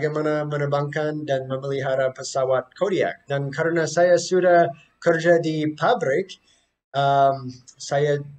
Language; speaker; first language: Indonesian; non-native, fluent; English